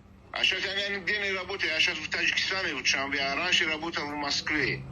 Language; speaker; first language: Russian; non-native, local second language; Tajik